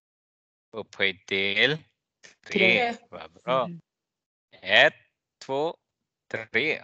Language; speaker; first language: Swedish; non-native, fluent; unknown